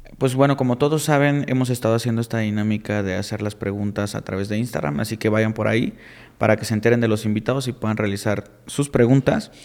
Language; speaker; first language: Spanish; native; Spanish